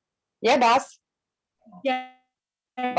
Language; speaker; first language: Hindi; non-native, learner; Russian